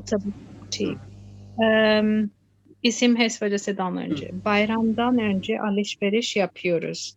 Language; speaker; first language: Turkish; non-native, learner; Urdu